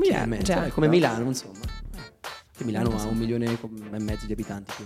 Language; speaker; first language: Italian; native; Italian